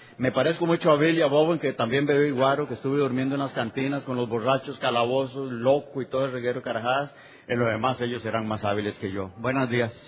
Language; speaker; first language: Spanish; native; Spanish